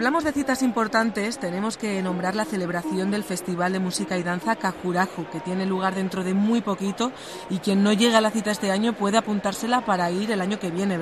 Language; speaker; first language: Spanish; native; Spanish